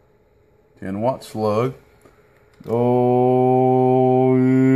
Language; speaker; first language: English; native; English